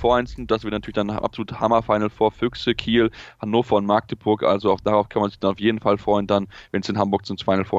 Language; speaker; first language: German; native; German